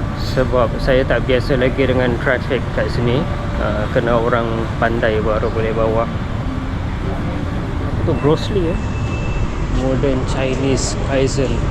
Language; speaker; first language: Malay; non-native, fluent; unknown